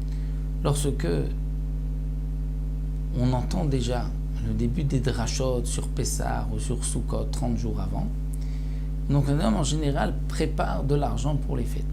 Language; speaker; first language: French; native; French